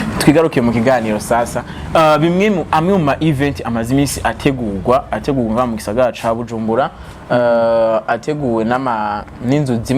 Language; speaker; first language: Rundi; native; Rundi